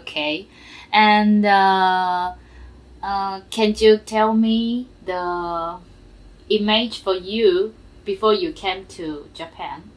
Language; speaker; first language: English; non-native, learner; Japanese